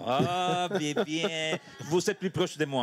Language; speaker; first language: French; non-native, learner; Spanish